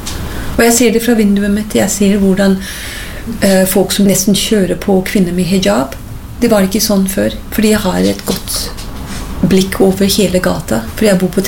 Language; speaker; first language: Norwegian; non-native, fluent; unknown